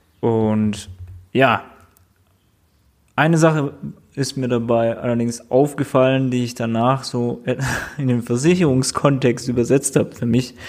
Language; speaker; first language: German; native; German